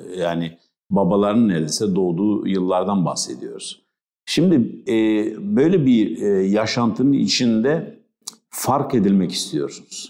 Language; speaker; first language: Turkish; non-native, local second language; Kurdish